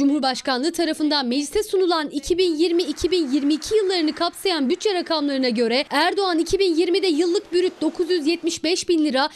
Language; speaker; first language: Turkish; native; Turkish